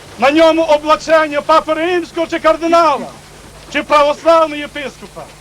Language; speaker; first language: Ukrainian; native; Ukrainian